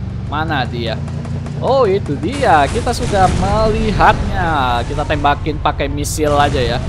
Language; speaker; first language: Indonesian; native; Indonesian